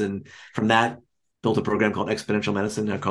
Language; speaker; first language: English; native; English